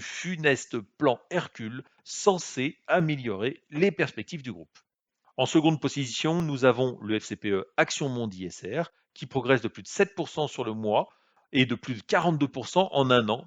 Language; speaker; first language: French; native; French